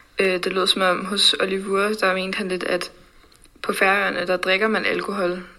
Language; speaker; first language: Danish; native; Danish